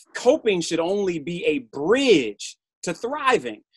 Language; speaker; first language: English; native; English